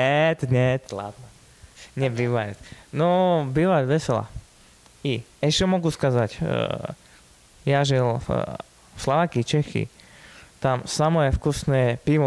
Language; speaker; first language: Russian; non-native, fluent; Slovak